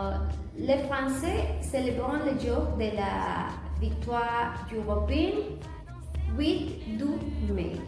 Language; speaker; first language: French; non-native, learner; Spanish